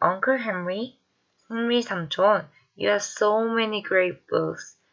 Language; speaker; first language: English; non-native, fluent; Korean